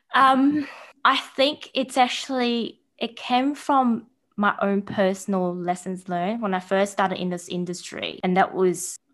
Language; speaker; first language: English; early bilingual, other home language; Chinese